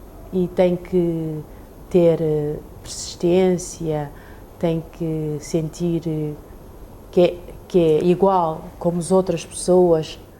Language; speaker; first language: Portuguese; early bilingual, other home language; Chinese